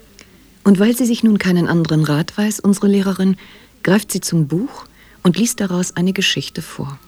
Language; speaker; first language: German; native; German